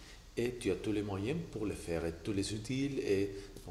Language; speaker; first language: French; non-native, fluent; Spanish